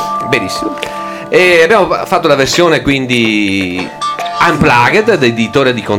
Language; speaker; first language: Italian; native; Italian